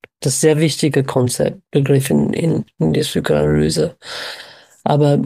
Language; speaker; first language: German; non-native, fluent; English